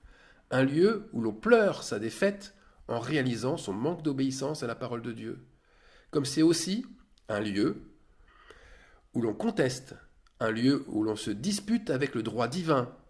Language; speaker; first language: French; native; French